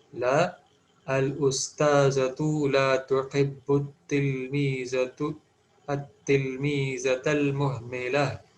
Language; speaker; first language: Arabic; non-native, fluent; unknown